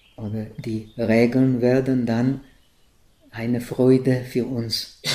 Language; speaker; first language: German; non-native, fluent; Czech